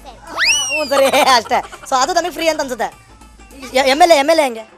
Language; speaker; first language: Kannada; native; Kannada